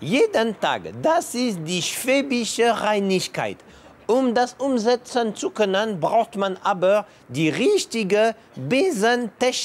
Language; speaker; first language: German; non-native, fluent; French